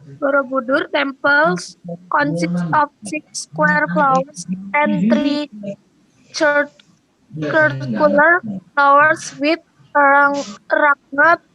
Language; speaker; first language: English; non-native, fluent; Indonesian